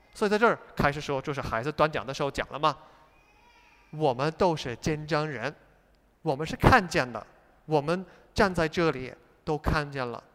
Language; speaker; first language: Chinese; non-native, fluent; English